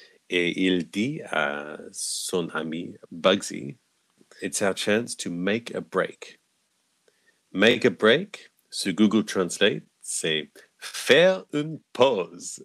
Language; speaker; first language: French; non-native, learner; English